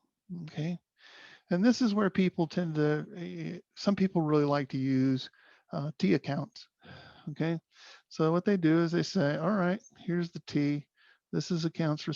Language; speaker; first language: English; native; English